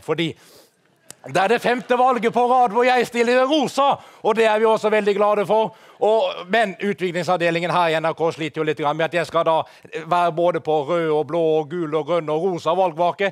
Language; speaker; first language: Norwegian; native; Norwegian